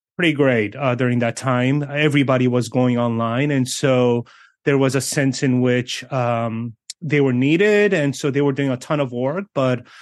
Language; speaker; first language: English; early bilingual, other home language; Korean